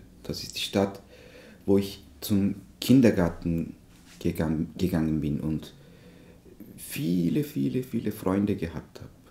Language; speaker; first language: German; non-native, fluent; Turkish